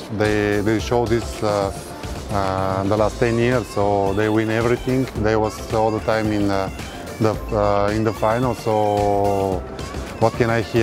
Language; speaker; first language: English; non-native, learner; Bulgarian